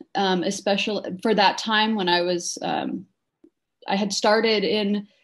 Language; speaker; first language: English; native; English